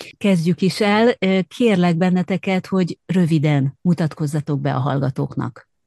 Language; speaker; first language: Hungarian; native; Hungarian